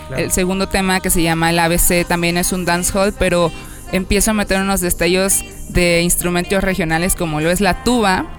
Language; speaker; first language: Spanish; native; Spanish